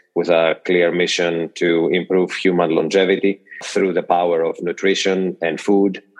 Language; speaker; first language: English; non-native, fluent; Greek